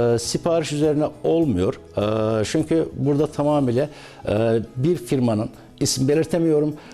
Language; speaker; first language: Turkish; native; Turkish